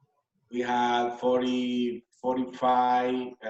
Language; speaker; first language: English; non-native, learner; Spanish